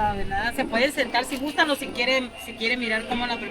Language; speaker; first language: Spanish; native; Spanish